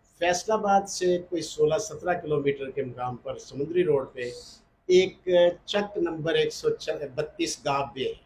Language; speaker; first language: Urdu; non-native, local second language; Punjabi